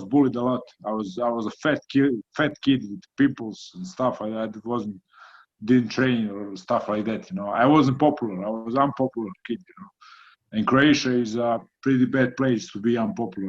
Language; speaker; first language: English; non-native, fluent; Croatian